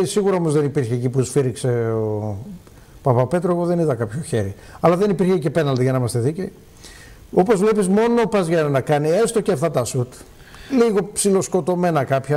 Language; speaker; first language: Greek; native; Greek